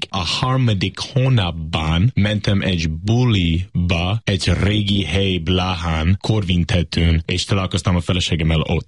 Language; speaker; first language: Hungarian; non-native, learner; English